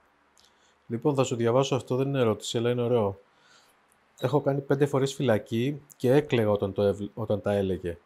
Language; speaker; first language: Greek; native; Greek